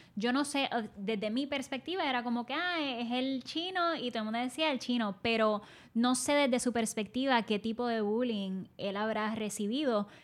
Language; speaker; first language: Spanish; native; Spanish